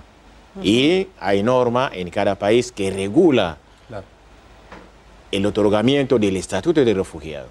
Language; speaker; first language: Spanish; non-native, fluent; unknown